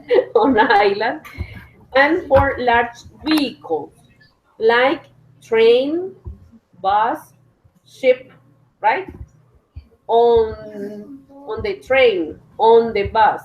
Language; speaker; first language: English; non-native, fluent; Spanish